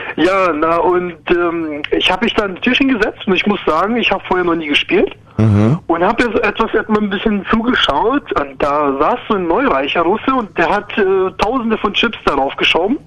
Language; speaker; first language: German; non-native, fluent; Ukrainian